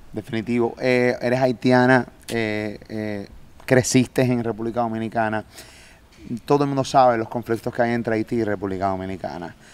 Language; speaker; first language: Spanish; native; Spanish